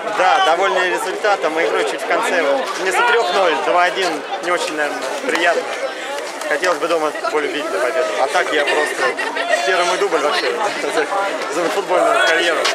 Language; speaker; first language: Russian; native; Russian